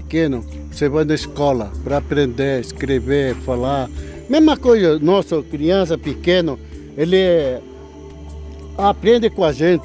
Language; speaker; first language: Portuguese; non-native, local second language; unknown